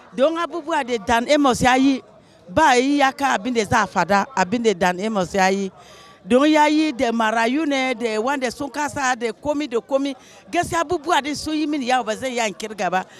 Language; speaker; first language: Hausa; non-native, local second language; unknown